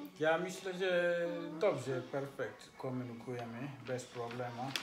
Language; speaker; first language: Polish; non-native, learner; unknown